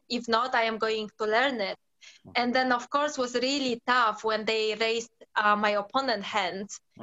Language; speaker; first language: English; non-native, learner; Polish